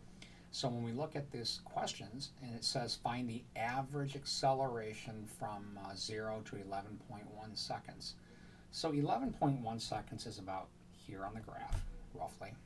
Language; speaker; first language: English; native; English